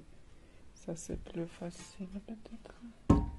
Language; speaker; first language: French; non-native, learner; Russian